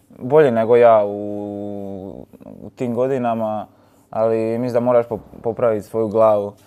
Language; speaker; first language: Croatian; native; Croatian